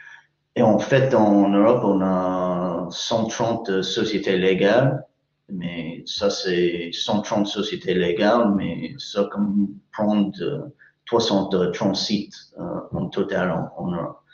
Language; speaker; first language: French; non-native, fluent; English